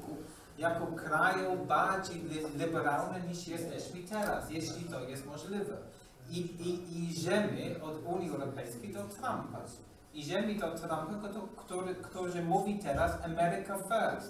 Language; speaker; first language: Polish; non-native, learner; English